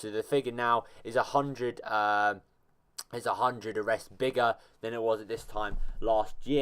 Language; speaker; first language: English; native; English